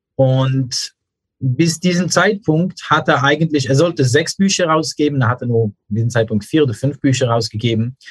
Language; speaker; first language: German; non-native, fluent; English